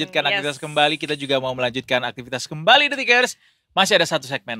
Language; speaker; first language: Indonesian; native; Indonesian